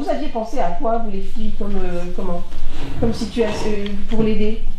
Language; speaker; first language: French; native; French